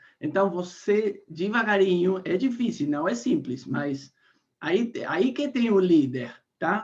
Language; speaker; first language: Portuguese; non-native, fluent; Spanish